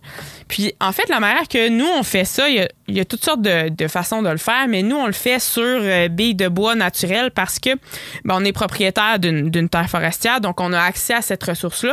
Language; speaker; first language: French; native; French